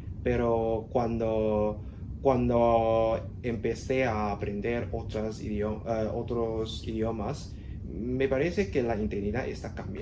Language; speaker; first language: Spanish; non-native, learner; Cantonese